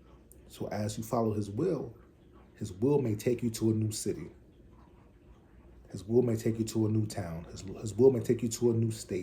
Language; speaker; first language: English; native; English